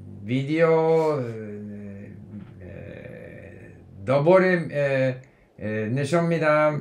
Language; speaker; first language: Persian; non-native, learner; English